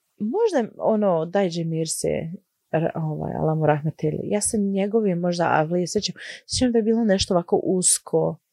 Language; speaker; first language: Croatian; early bilingual, heritage; Croatian